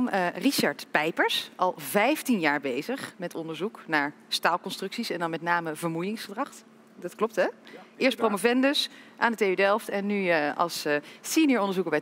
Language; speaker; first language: Dutch; native; Dutch